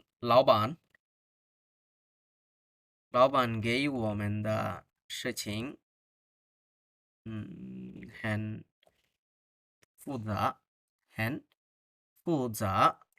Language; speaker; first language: Chinese; non-native, fluent; Bangla